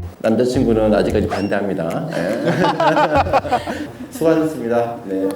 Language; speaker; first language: Korean; native; Korean